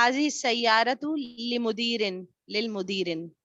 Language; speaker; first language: Arabic; non-native, learner; Urdu